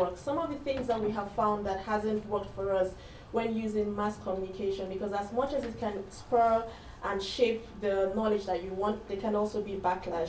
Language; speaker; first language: English; non-native, local second language; Hausa